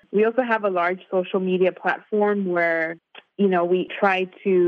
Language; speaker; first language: English; native; English